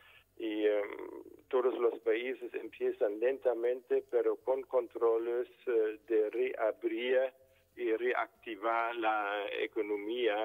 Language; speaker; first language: Spanish; non-native, fluent; German